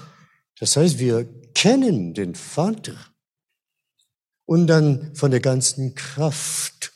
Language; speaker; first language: German; non-native, fluent; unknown